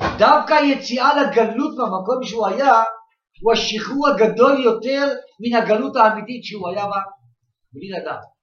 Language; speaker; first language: Hebrew; native; Hebrew